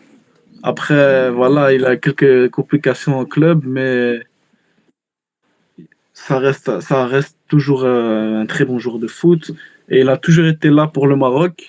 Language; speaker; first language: French; early bilingual, heritage; Arabic